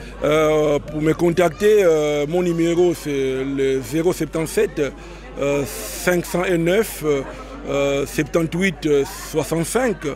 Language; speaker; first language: French; non-native, local second language; Lingala